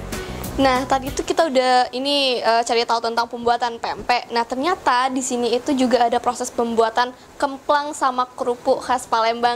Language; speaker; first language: Indonesian; native; Indonesian